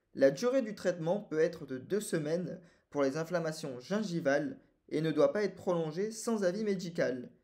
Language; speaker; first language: French; native; French